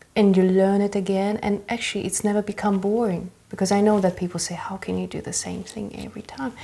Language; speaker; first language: English; early bilingual, other home language; Russian